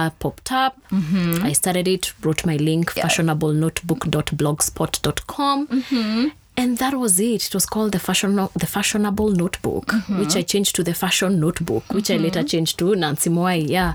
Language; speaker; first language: English; non-native, local second language; Kikuyu